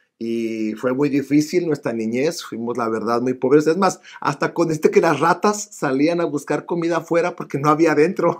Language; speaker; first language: Spanish; early bilingual, other home language; English